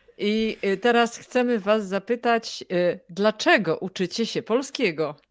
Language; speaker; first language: Polish; native; Polish